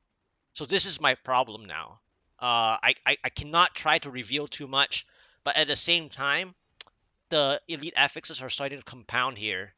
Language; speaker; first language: English; native; English